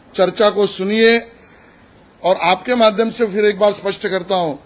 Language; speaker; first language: Hindi; non-native, local second language; Marathi